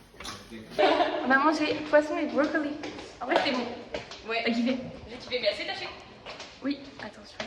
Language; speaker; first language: French; native; French